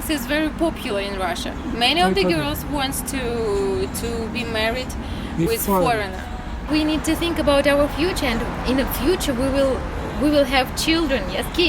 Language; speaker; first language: English; non-native, learner; Russian